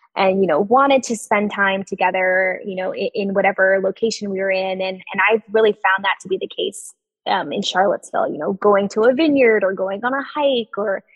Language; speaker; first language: English; native; English